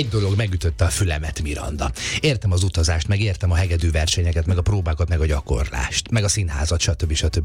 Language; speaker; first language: Hungarian; native; Hungarian